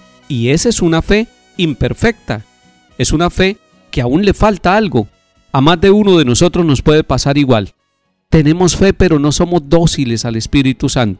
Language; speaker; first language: Spanish; native; Spanish